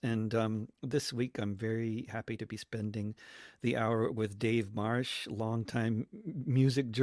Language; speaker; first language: English; native; English